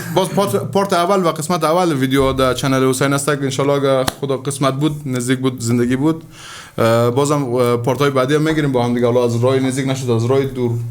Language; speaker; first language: Persian; native; Persian